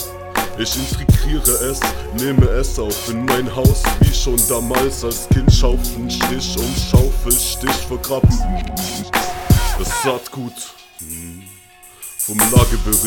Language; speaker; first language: German; native; German